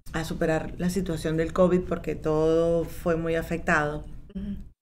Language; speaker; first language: Spanish; native; Spanish